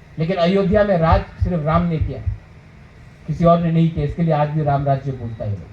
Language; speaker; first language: Hindi; non-native, local second language; Bangla